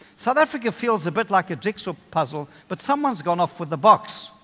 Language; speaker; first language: English; native; English